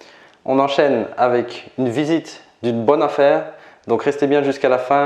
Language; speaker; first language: French; native; French